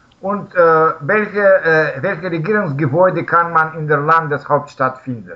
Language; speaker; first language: German; non-native, learner; Russian